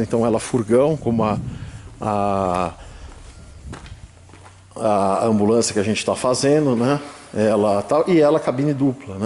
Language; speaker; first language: Portuguese; native; Portuguese